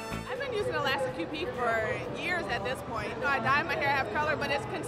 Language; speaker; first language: English; native; English